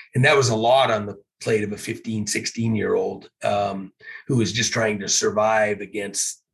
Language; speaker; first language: English; native; English